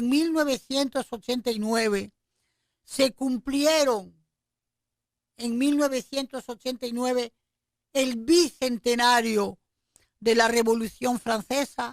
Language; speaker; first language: Spanish; native; Spanish